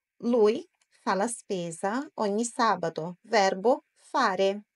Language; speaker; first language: Italian; non-native, fluent; Portuguese